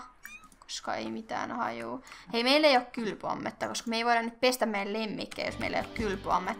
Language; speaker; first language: Finnish; native; Finnish